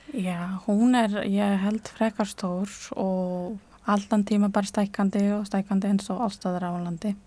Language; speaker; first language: Icelandic; non-native, fluent; Latvian